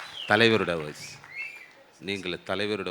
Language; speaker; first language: Tamil; non-native, learner; Malayalam